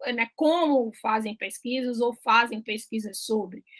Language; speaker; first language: Portuguese; native; Portuguese